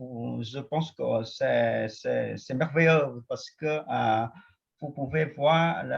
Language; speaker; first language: French; non-native, fluent; Vietnamese